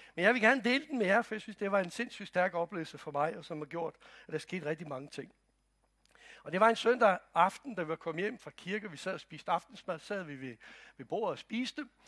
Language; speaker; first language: Danish; non-native, fluent; Croatian